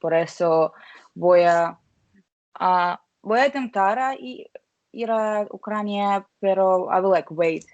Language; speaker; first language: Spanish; non-native, learner; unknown